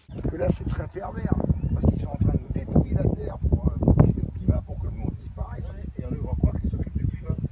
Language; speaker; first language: French; native; French